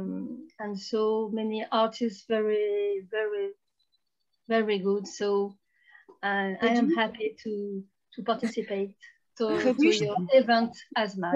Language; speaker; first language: English; non-native, learner; French